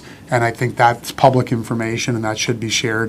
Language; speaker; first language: English; native; English